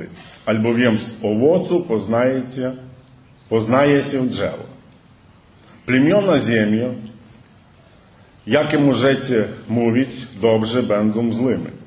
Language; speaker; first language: Polish; early bilingual, heritage; Polish